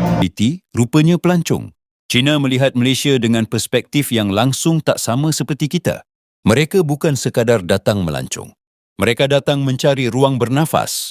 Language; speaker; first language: Malay; native; Malay